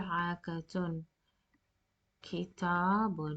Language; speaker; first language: Arabic; non-native, fluent; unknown